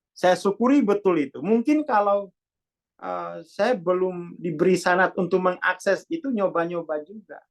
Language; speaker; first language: Indonesian; non-native, local second language; Javanese